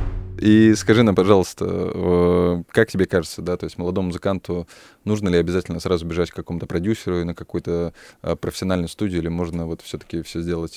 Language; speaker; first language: Russian; native; Russian